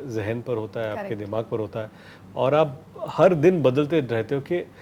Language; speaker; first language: Hindi; non-native, local second language; Marathi